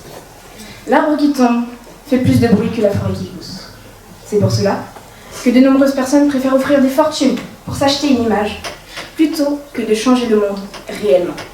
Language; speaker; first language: French; native; French